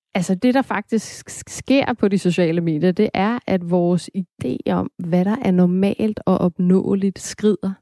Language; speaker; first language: Danish; native; Danish